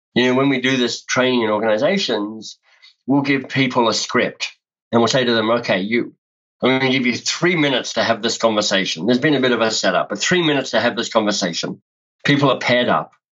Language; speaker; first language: English; native; English